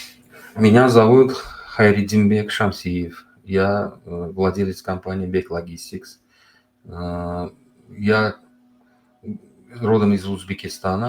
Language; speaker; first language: Russian; non-native, local second language; Uzbek